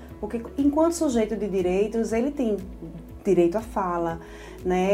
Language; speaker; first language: Portuguese; native; Portuguese